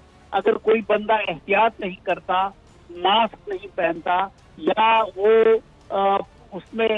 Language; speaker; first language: Urdu; native; Urdu